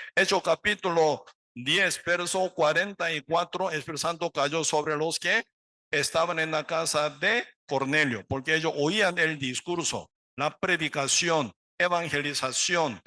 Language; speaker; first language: Spanish; non-native, learner; Korean